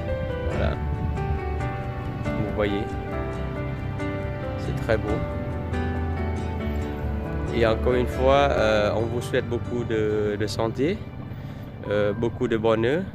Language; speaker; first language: French; non-native, fluent; Vietnamese